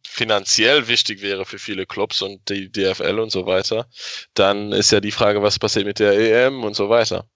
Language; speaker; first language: German; non-native, local second language; Luxembourgish